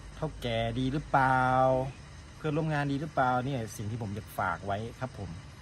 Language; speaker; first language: Thai; native; Thai